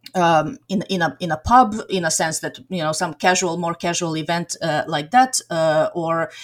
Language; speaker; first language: English; non-native, fluent; Serbian